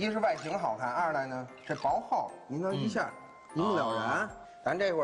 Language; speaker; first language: Chinese; native; Chinese